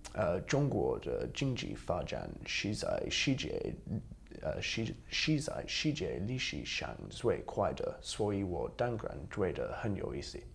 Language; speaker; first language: Chinese; non-native, learner; English